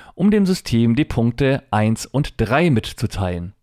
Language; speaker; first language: German; native; German